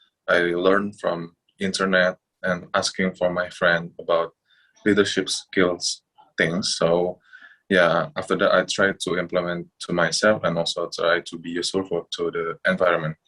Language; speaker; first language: English; non-native, fluent; Indonesian